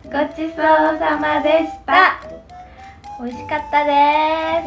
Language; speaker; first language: Japanese; native; Japanese